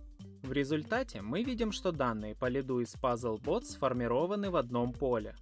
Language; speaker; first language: Russian; native; Russian